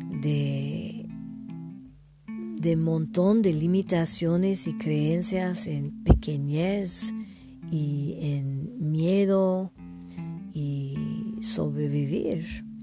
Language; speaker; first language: Spanish; non-native, learner; English